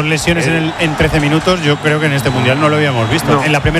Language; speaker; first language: Spanish; native; Spanish